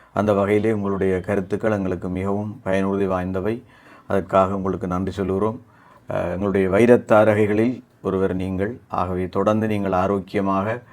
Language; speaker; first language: Tamil; native; Tamil